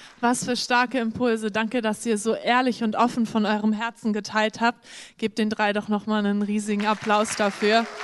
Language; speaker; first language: German; native; German